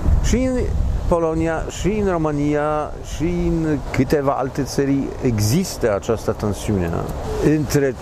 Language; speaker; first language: Romanian; non-native, fluent; Polish